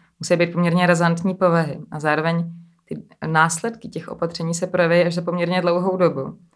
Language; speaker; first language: Czech; native; Czech